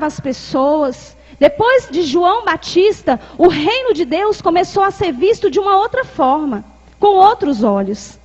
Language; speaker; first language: Portuguese; native; Portuguese